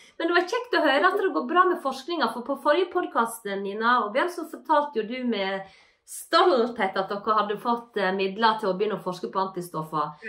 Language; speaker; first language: Norwegian; native; Norwegian